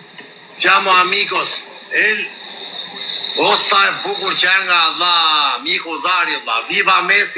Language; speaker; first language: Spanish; non-native, learner; Albanian